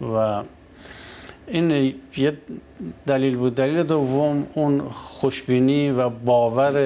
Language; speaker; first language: Persian; native; Persian